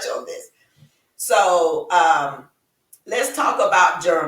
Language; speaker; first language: English; native; English